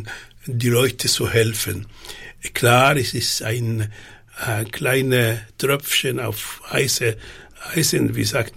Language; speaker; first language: German; non-native, fluent; Arabic